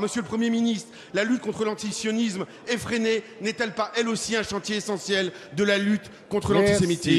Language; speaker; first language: French; native; French